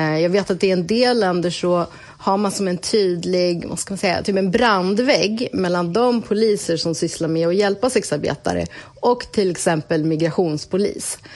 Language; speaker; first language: Swedish; native; Swedish